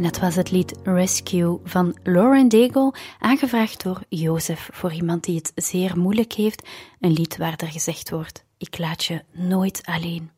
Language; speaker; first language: Dutch; native; Dutch